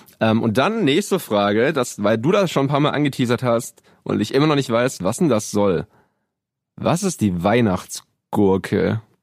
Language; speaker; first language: German; native; German